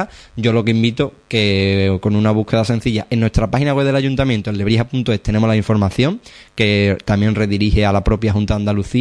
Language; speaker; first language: Spanish; native; Spanish